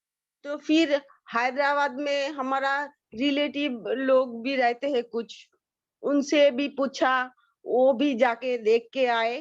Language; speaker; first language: Hindi; non-native, local second language; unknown